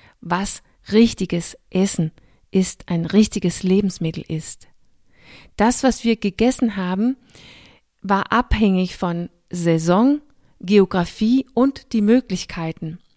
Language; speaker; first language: German; non-native, fluent; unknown